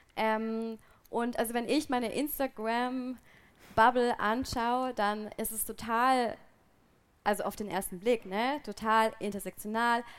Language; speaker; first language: German; native; German